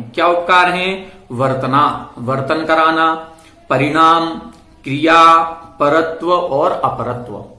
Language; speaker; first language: Hindi; native; Hindi